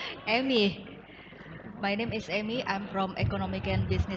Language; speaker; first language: English; non-native, learner; Indonesian